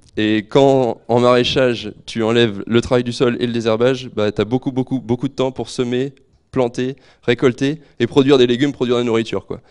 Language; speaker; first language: French; native; French